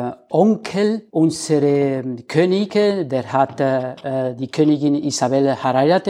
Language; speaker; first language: German; non-native, fluent; Spanish